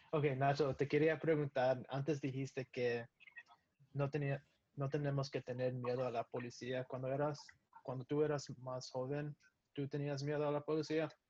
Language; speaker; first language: Spanish; non-native, learner; English